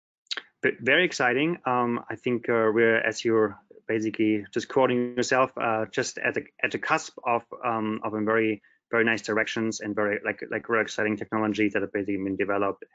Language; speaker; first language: English; non-native, fluent; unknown